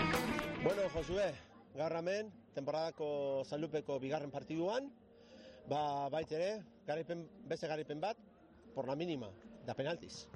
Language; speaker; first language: Basque; native; Basque